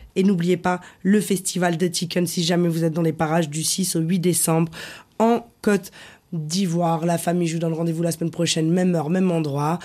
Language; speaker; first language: French; native; French